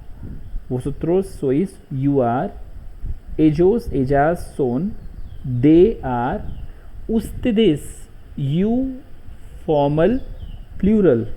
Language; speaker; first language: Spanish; non-native, learner; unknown